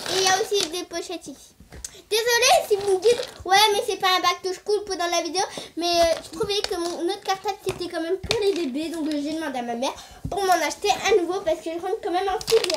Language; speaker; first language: French; native; French